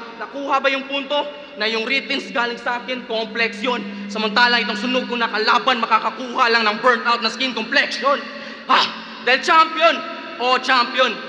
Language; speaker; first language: Filipino; non-native, local second language; Cebuano